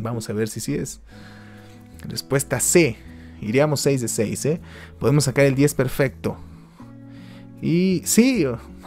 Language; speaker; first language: Spanish; native; Spanish